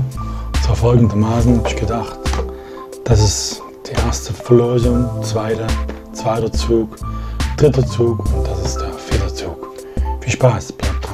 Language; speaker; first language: German; native; German